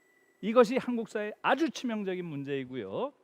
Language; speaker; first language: Korean; native; Korean